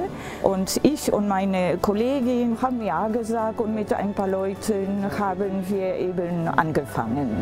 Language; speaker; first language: German; non-native, fluent; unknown